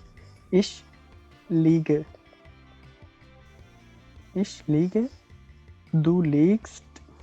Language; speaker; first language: German; non-native, fluent; Urdu